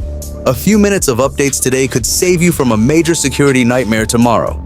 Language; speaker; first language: English; native; English